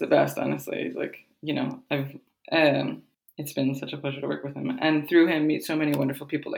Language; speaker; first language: English; native; English